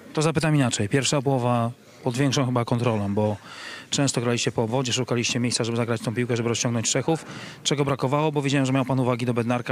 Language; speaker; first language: Polish; native; Polish